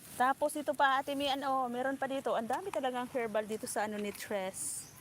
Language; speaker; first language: Filipino; non-native, local second language; Bikol